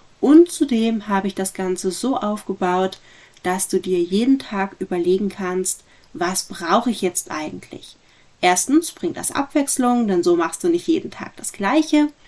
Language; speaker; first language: German; native; German